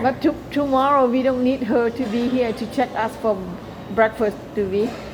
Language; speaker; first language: English; non-native, fluent; Thai